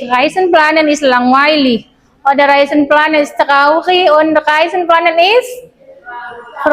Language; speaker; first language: German; non-native, learner; Indonesian